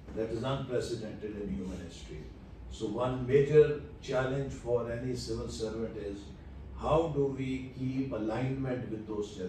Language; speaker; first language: English; non-native, local second language; Urdu